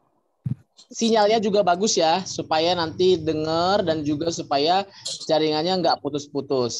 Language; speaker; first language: Indonesian; native; Indonesian